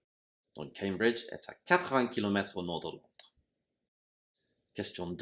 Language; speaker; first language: French; non-native, fluent; English